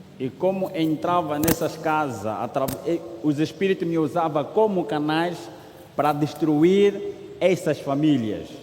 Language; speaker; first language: Portuguese; native; Portuguese